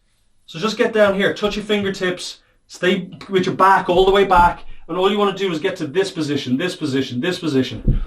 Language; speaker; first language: English; native; English